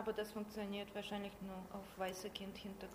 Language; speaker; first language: German; non-native, learner; Russian